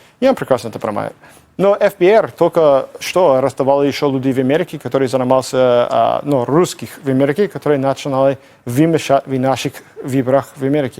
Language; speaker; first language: Russian; non-native, fluent; English